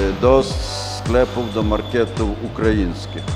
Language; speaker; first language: Polish; non-native, learner; Ukrainian